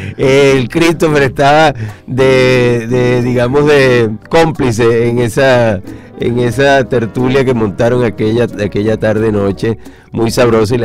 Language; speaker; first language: Spanish; native; Spanish